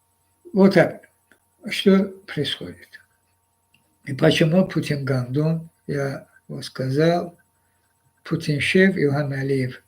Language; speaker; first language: Russian; non-native, local second language; Azerbaijani